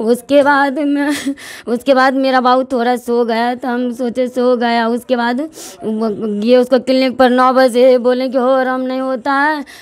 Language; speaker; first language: Hindi; native; Hindi